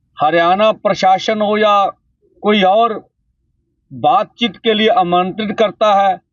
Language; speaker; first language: Hindi; non-native, local second language; Punjabi